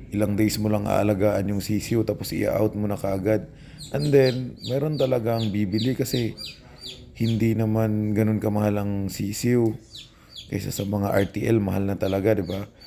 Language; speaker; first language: Filipino; non-native, local second language; Cebuano